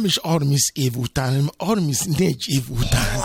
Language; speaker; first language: Hungarian; non-native, fluent; Yoruba